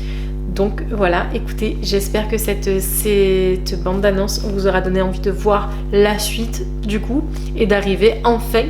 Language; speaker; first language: French; native; French